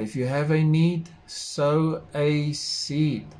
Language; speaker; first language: English; non-native, local second language; Afrikaans